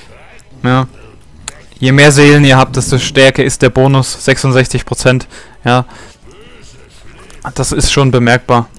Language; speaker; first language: German; native; German